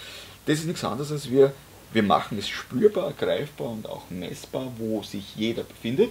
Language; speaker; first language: German; native; German